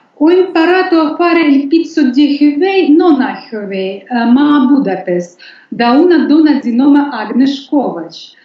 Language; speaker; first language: Italian; non-native, learner; Russian